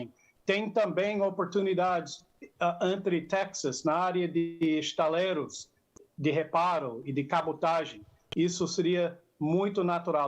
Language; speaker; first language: Portuguese; non-native, fluent; English